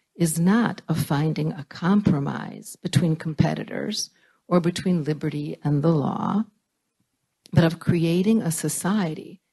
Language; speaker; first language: English; early bilingual, other home language; Lithuanian